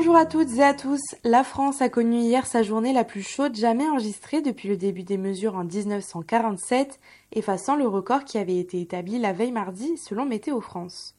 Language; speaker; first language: French; native; French